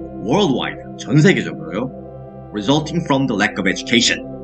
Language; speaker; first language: English; non-native, fluent; Korean